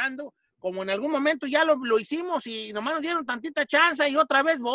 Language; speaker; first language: Spanish; native; Spanish